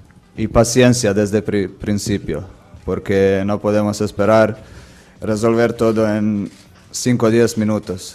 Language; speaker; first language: Spanish; non-native, fluent; Croatian